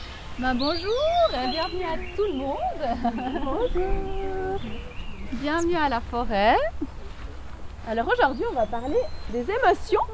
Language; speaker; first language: French; native; French